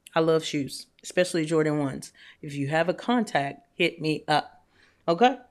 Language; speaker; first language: English; native; English